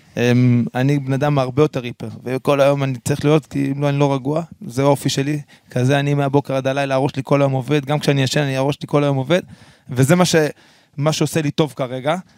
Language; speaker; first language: Hebrew; early bilingual, other home language; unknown